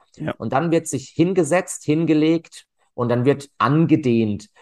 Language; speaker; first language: German; native; German